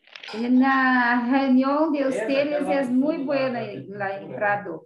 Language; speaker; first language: Spanish; non-native, learner; Portuguese